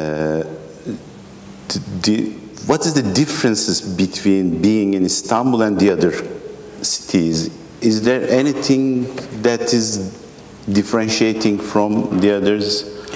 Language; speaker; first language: English; non-native, fluent; Turkish